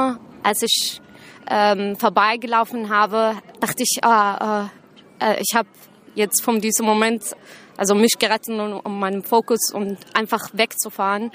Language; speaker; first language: German; non-native, learner; Arabic